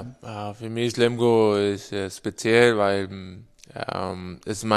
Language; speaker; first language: German; non-native, fluent; Spanish